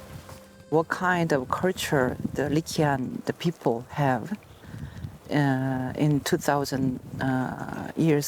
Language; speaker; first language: English; non-native, learner; Korean